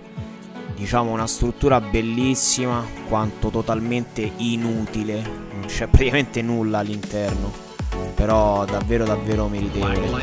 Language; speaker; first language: Italian; native; Italian